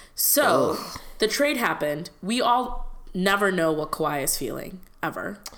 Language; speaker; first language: English; non-native, local second language; Malayalam